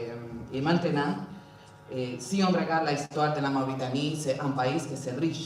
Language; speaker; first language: French; non-native, learner; Spanish